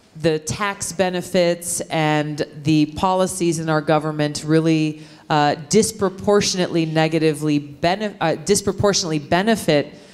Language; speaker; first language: English; native; English